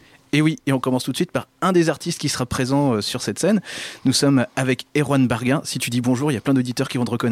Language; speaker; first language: French; native; French